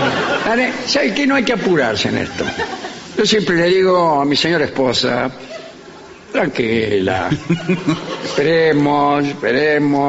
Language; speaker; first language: Spanish; native; Spanish